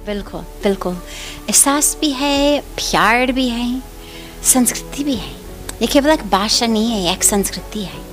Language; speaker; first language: Hindi; non-native, fluent; English